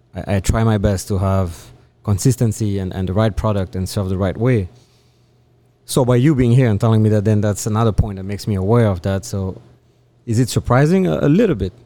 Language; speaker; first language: English; non-native, fluent; French